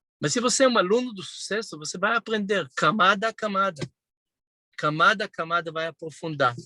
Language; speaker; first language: Portuguese; non-native, fluent; Hebrew